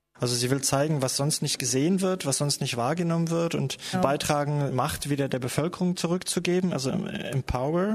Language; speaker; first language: German; native; German